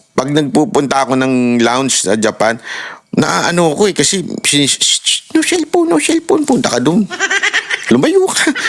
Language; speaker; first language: Filipino; native; Filipino